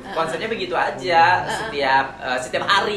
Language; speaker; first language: Indonesian; native; Indonesian